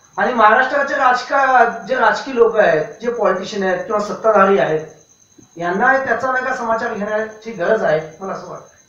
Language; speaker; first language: Marathi; non-native, local second language; Urdu